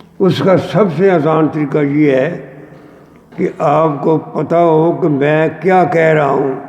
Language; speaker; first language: Urdu; non-native, local second language; Punjabi